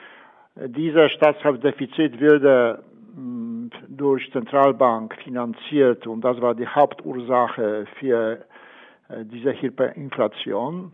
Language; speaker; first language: German; non-native, fluent; Polish